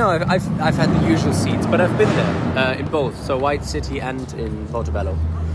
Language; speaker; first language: English; non-native, fluent; German